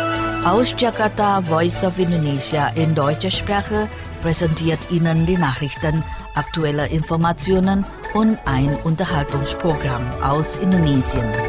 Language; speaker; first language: German; non-native, fluent; Indonesian